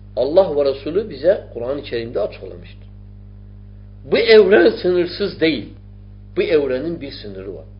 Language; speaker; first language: Turkish; non-native, fluent; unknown